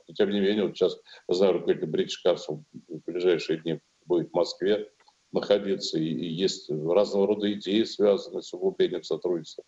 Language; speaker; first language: Russian; native; Russian